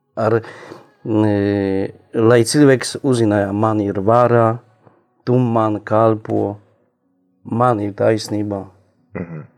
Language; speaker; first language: Latvian; non-native, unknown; Polish